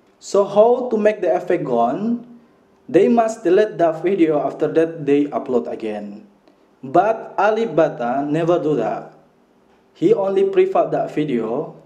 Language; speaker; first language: English; non-native, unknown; Indonesian